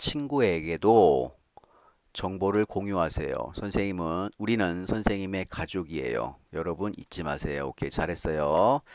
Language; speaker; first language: Korean; native; Korean